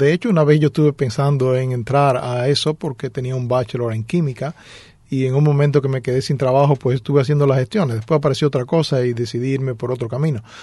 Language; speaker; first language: Spanish; native; Spanish